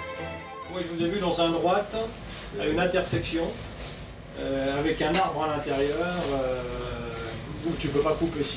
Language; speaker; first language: French; native; French